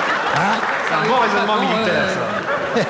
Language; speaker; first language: French; native; French